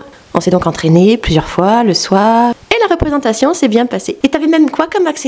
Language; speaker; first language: French; native; French